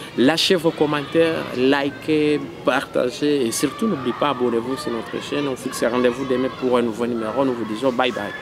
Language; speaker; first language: French; non-native, local second language; Swahili